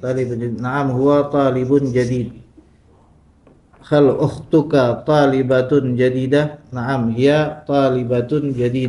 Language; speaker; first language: Arabic; non-native, learner; Indonesian